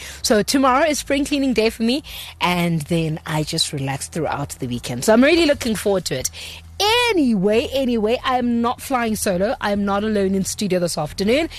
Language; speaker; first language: English; non-native, local second language; Xhosa